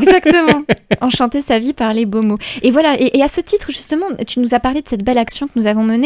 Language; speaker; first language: French; native; French